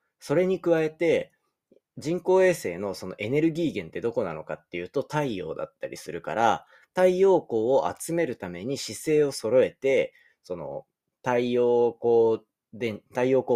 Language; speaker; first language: Japanese; native; Japanese